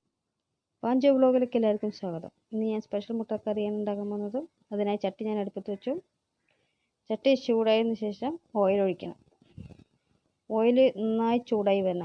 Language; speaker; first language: Malayalam; native; Malayalam